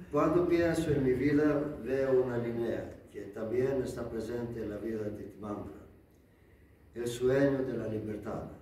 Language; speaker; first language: Spanish; non-native, learner; Greek